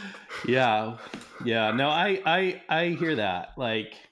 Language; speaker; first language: English; native; English